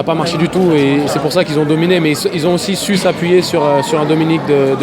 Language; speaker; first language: French; native; French